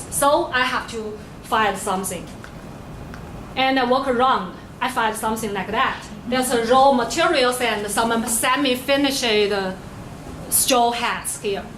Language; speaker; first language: English; non-native, learner; Chinese